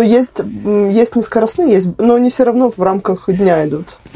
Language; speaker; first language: Russian; native; Russian